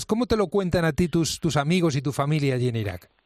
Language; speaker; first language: Spanish; native; Spanish